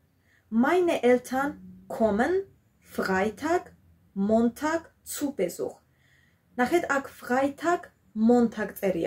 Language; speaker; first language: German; non-native, fluent; Georgian